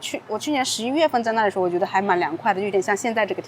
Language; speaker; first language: Chinese; native; Chinese